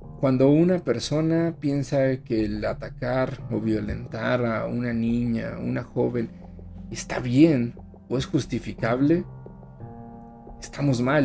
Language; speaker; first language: Spanish; native; Spanish